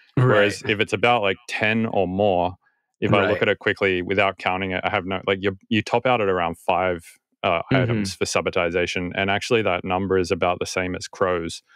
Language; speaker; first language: English; native; English